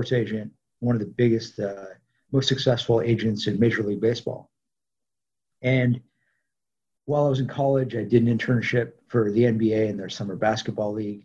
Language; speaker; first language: English; native; English